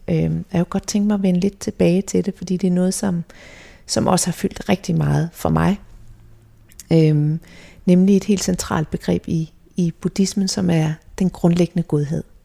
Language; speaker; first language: Danish; native; Danish